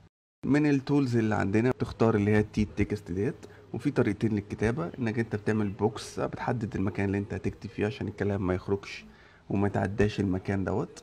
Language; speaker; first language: Arabic; native; Arabic